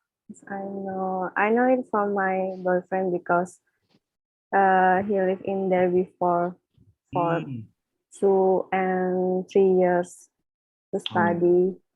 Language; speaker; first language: English; non-native, learner; Indonesian